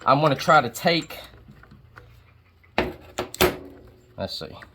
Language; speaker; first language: English; native; English